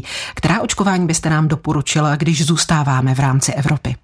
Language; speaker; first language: Czech; native; Czech